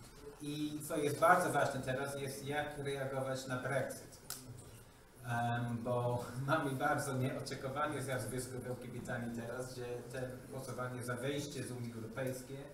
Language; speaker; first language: Polish; non-native, learner; English